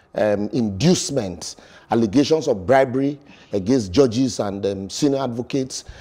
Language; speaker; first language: English; non-native, local second language; Bini